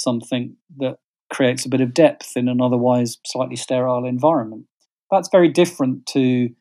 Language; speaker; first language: English; native; English